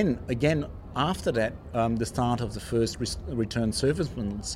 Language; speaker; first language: English; non-native, fluent; Dutch